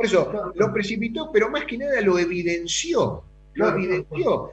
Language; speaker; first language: Spanish; native; Spanish